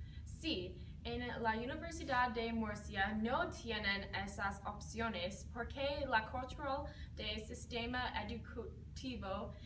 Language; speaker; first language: Spanish; non-native, learner; English